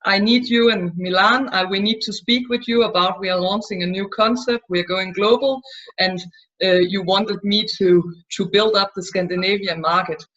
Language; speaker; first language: English; non-native, fluent; Danish